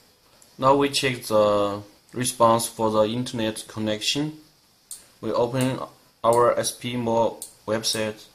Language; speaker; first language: English; non-native, learner; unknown